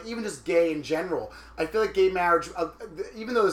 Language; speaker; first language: English; native; English